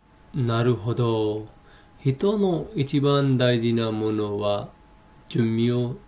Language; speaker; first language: Japanese; non-native, fluent; Hindi